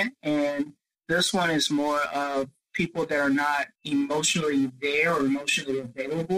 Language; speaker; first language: English; native; English